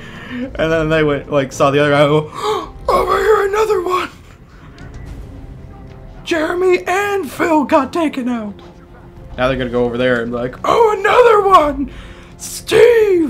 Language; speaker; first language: English; native; English